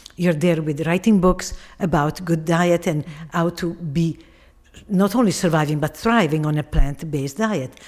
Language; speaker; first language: English; non-native, fluent; Italian